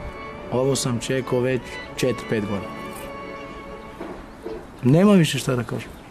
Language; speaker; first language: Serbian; non-native, local second language; Romany